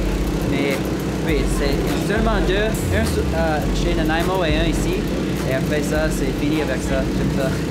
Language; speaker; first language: French; non-native, local second language; English